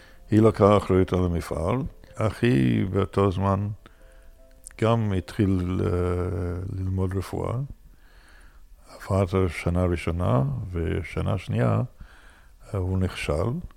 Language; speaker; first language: Hebrew; non-native, fluent; English